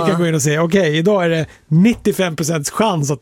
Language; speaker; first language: Swedish; native; Swedish